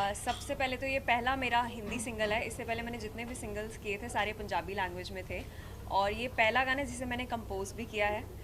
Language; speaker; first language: Hindi; non-native, local second language; Punjabi